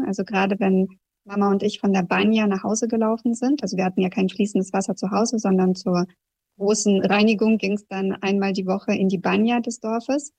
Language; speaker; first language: German; early bilingual, other home language; Russian